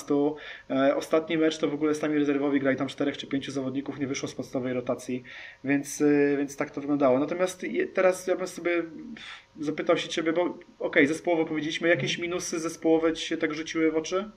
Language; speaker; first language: Polish; native; Polish